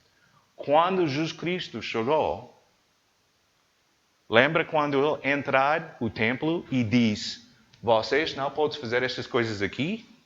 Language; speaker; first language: Portuguese; non-native, learner; English